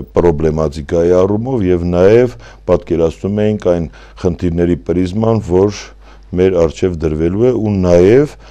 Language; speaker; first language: Armenian; native; Armenian